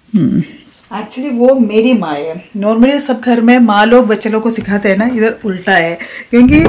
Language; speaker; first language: Hindi; non-native, local second language; Malayalam